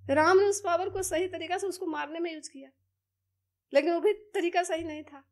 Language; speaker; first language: Hindi; native; Hindi